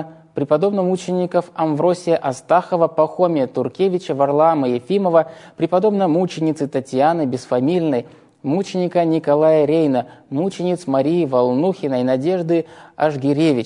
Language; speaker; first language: Russian; native; Russian